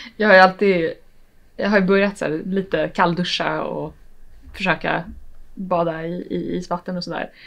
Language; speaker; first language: Swedish; native; Swedish